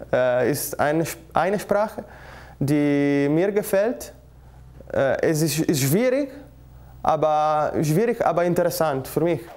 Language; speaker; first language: German; non-native, learner; Italian